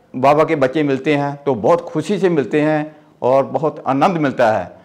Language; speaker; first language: Hindi; native; Hindi